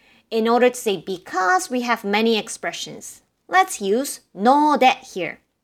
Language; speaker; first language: English; non-native, fluent; Japanese